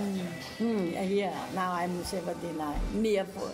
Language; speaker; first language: English; non-native, learner; Vietnamese